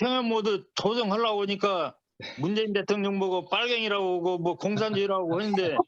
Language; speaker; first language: Korean; native; Korean